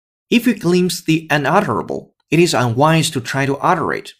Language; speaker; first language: English; non-native, fluent; Chinese